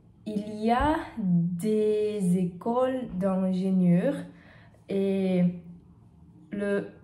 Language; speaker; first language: French; non-native, learner; Portuguese